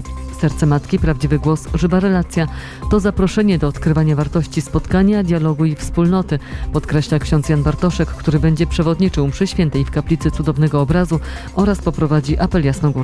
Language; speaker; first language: Polish; native; Polish